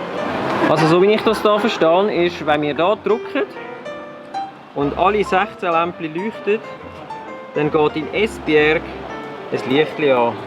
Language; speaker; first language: German; native; German